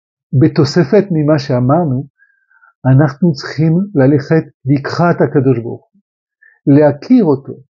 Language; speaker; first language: Hebrew; non-native, fluent; French